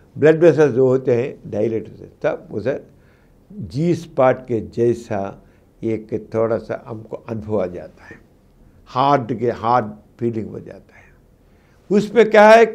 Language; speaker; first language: Hindi; non-native, local second language; Telugu